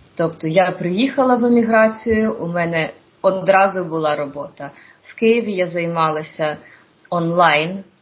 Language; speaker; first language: Ukrainian; native; Ukrainian